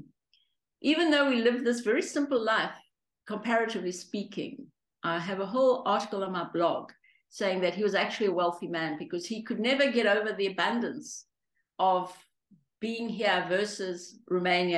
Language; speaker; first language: English; early bilingual, other home language; Greek